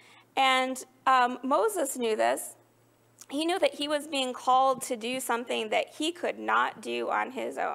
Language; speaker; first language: English; native; English